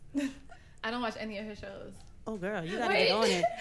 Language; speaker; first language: English; early bilingual, other home language; Spanish